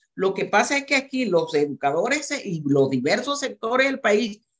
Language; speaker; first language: Spanish; native; Spanish